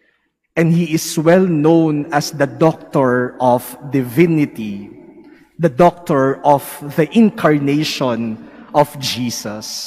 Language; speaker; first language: English; non-native, local second language; Filipino